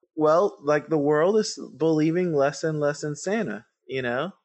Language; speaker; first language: English; non-native, fluent; Spanish